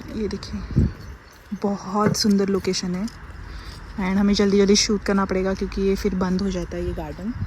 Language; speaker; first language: Hindi; non-native, local second language; Marathi